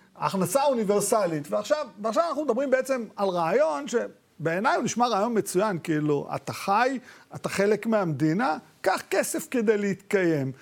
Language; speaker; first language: Hebrew; native; Hebrew